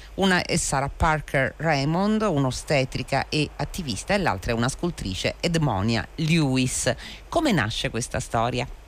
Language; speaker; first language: Italian; native; Italian